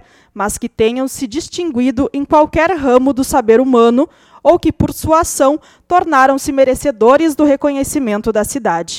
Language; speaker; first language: Portuguese; native; Portuguese